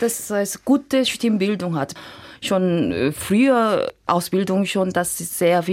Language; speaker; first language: German; non-native, fluent; Korean